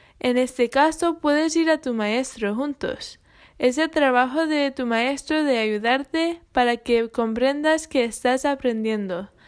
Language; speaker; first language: Spanish; non-native, fluent; English